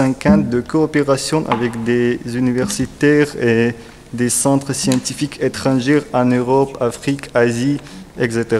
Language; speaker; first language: French; non-native, learner; Russian